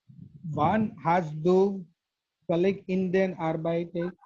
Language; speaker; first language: German; non-native, learner; Gujarati